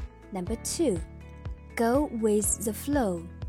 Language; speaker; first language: English; non-native, fluent; Chinese